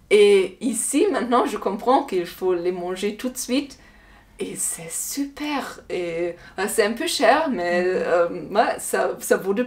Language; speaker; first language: French; non-native, learner; German